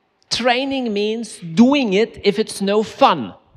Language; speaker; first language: English; non-native, fluent; German